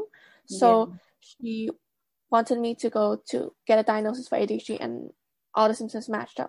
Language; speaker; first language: English; non-native, local second language; Cantonese